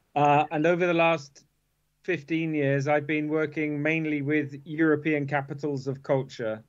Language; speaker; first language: English; native; English